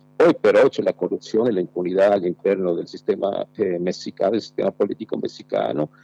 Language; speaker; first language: Italian; non-native, fluent; Spanish